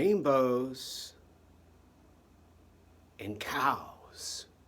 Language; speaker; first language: English; native; English